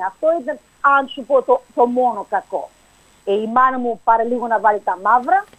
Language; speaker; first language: Greek; early bilingual, heritage; English